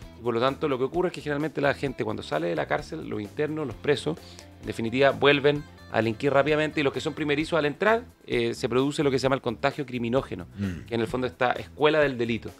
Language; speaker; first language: Spanish; native; Spanish